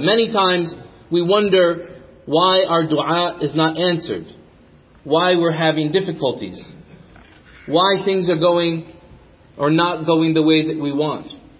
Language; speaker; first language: English; native; English